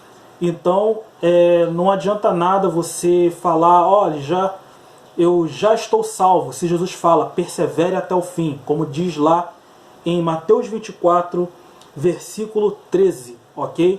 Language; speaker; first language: Portuguese; native; Portuguese